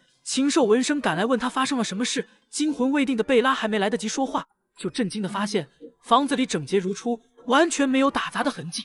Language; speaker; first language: Chinese; native; Chinese